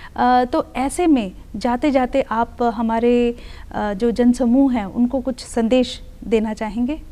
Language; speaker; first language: Hindi; native; Hindi